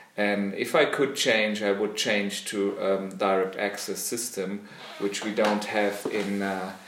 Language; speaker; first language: English; non-native, fluent; German